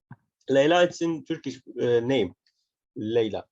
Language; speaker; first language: English; non-native, learner; Turkish